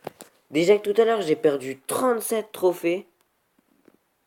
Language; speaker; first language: French; native; French